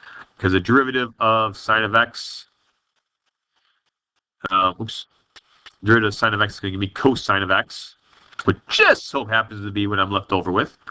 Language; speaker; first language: English; native; English